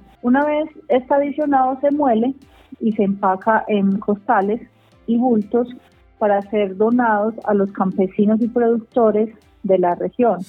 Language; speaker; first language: Spanish; native; Spanish